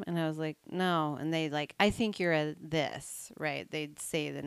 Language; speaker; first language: English; native; English